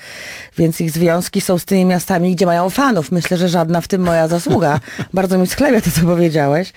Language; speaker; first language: Polish; native; Polish